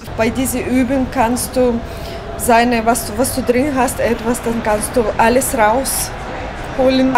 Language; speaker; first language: German; non-native, learner; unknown